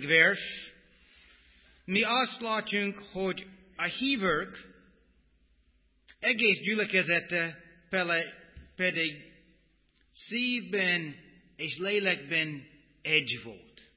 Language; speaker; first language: Hungarian; non-native, fluent; English